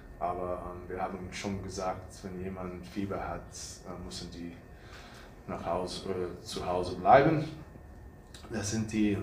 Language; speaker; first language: German; non-native, fluent; English